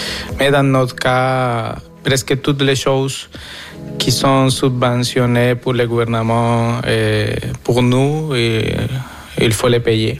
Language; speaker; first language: French; non-native, fluent; Spanish